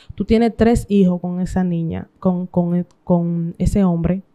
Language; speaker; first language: Spanish; native; Spanish